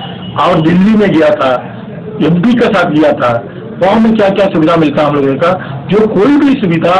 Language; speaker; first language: Hindi; non-native, local second language; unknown